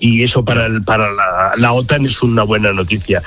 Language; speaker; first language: Spanish; native; Spanish